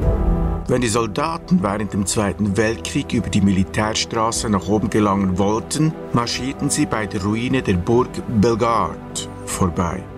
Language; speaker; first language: German; native; German